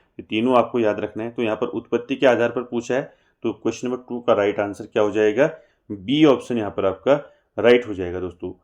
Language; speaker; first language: Hindi; native; Hindi